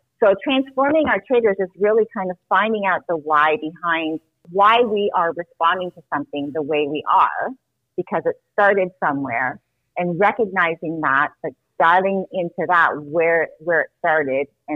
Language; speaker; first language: English; native; English